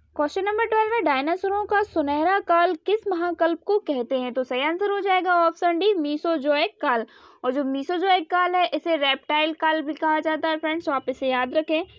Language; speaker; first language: Hindi; native; Hindi